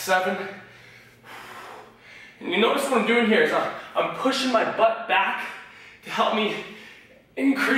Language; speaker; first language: English; native; English